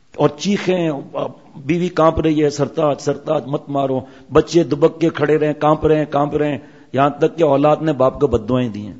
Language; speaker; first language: Urdu; non-native, local second language; Memoni